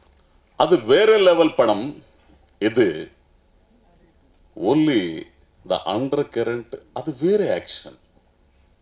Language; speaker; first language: Tamil; non-native, learner; Telugu